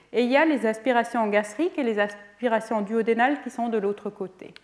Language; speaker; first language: French; non-native, fluent; Swiss German